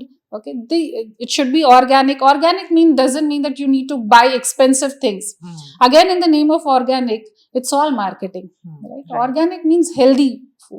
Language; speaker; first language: English; non-native, local second language; Hindi